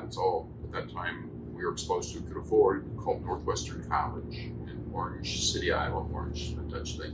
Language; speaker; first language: English; native; English